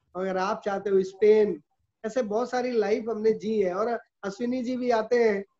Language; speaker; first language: Hindi; native; Hindi